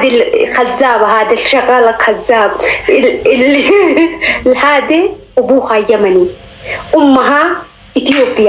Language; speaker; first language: Arabic; native; Arabic